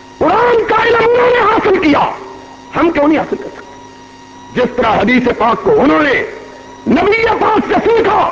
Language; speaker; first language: Urdu; non-native, local second language; Punjabi